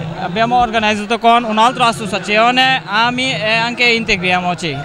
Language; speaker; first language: Italian; non-native, learner; Bangla